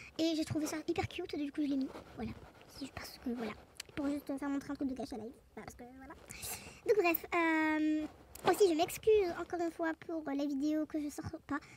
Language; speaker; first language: French; native; French